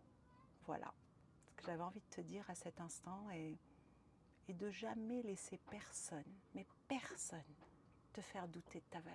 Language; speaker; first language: French; native; French